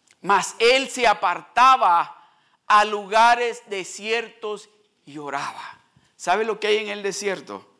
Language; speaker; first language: Spanish; early bilingual, heritage; Spanish